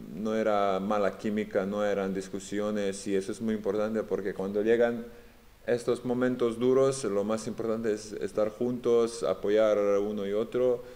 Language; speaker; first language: Spanish; non-native, fluent; Serbian